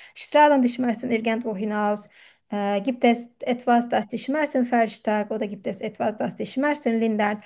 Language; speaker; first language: German; non-native, fluent; Turkish